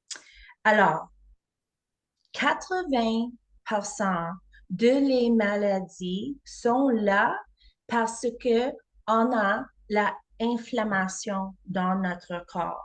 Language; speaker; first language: French; non-native, learner; English